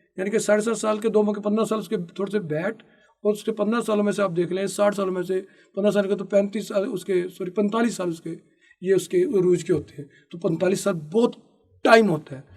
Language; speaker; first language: Urdu; non-native, local second language; Punjabi